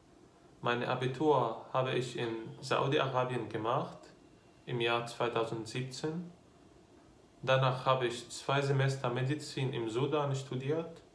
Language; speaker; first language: German; non-native, fluent; Arabic